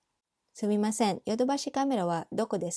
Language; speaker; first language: Japanese; non-native, fluent; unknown